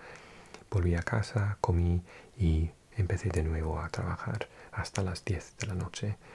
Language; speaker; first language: Spanish; non-native, fluent; English